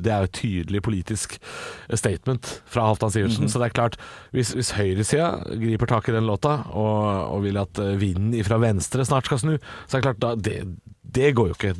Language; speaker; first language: Norwegian; native; Norwegian